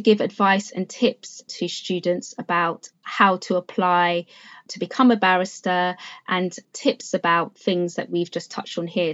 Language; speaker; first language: English; native; English